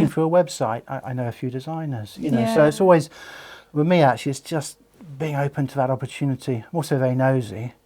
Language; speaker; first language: English; native; English